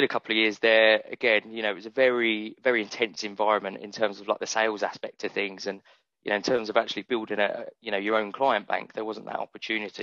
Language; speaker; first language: English; native; English